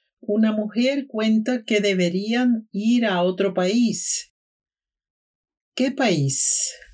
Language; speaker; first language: Spanish; non-native, fluent; Norwegian